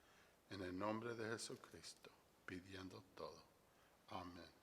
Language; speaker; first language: Spanish; non-native, fluent; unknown